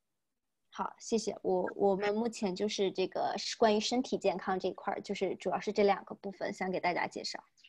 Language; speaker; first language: Chinese; native; Chinese